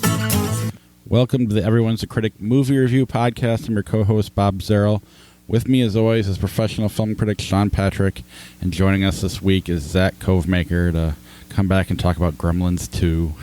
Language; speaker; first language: English; native; English